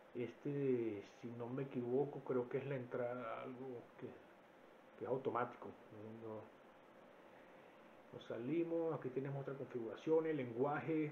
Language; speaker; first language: Spanish; native; Spanish